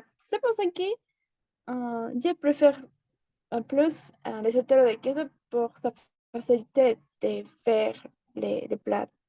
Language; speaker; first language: French; non-native, learner; Spanish